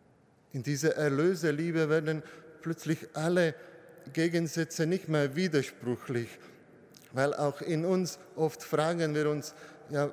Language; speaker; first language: German; non-native, fluent; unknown